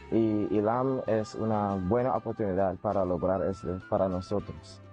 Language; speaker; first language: Spanish; non-native, learner; English